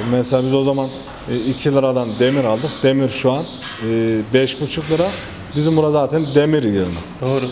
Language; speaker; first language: Turkish; native; Turkish